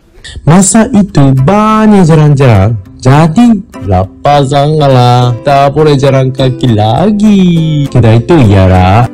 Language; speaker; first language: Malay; non-native, fluent; Japanese